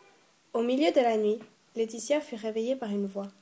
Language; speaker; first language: French; native; French